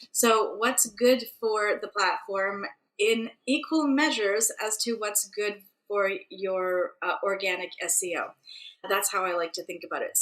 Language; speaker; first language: English; native; English